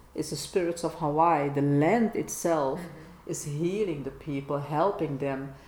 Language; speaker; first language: English; non-native, fluent; Dutch